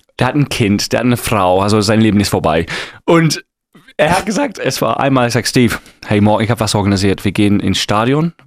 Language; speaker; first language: German; non-native, fluent; English